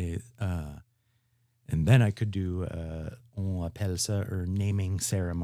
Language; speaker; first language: French; non-native, learner; English